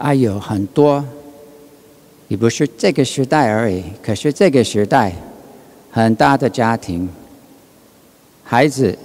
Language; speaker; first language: Chinese; non-native, learner; English